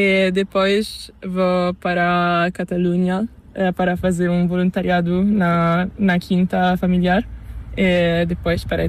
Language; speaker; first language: Spanish; non-native, learner; Italian